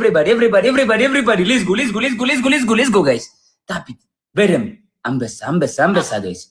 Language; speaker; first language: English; non-native, learner; Amharic